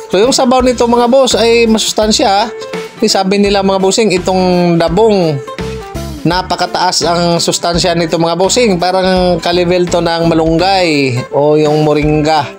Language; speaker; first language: Filipino; non-native, local second language; Cebuano